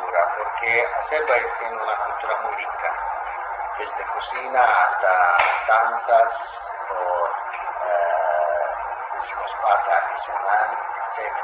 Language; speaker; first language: Spanish; non-native, fluent; Azerbaijani